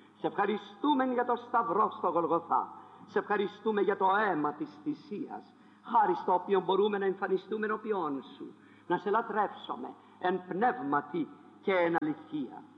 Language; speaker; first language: Greek; non-native, fluent; French